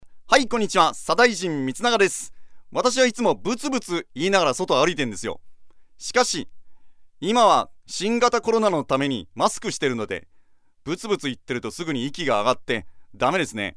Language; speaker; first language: Japanese; native; Japanese